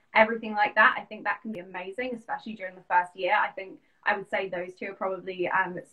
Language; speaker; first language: English; native; English